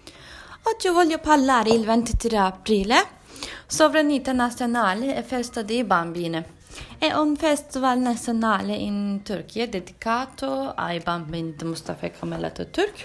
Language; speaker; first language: Italian; non-native, learner; Turkish